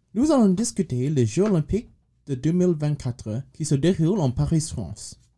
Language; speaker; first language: French; non-native, learner; English